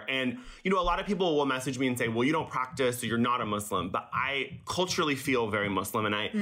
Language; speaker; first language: English; early bilingual, other home language; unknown